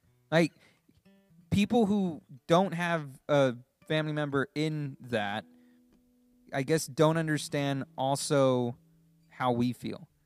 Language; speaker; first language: English; native; English